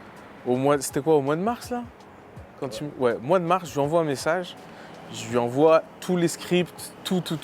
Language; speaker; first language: French; native; French